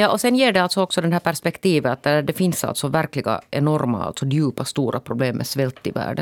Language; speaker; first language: Swedish; native; Swedish